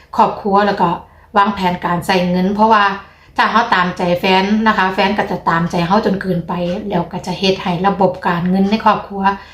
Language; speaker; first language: Thai; native; Thai